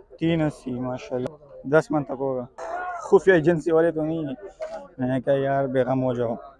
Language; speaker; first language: Urdu; non-native, local second language; Pashto